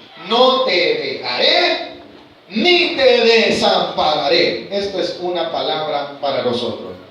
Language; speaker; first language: Spanish; native; Spanish